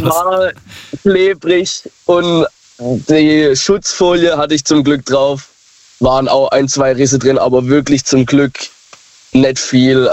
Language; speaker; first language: German; native; German